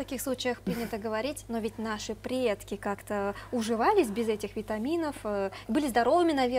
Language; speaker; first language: Russian; native; Russian